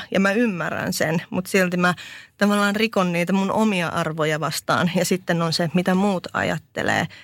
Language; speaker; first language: Finnish; early bilingual, other home language; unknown